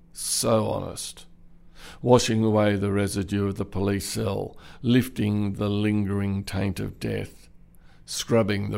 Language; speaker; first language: English; native; English